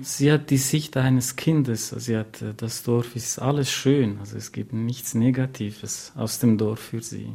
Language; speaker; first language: German; non-native, fluent; Kurdish